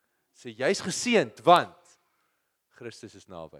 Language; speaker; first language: English; non-native, local second language; Afrikaans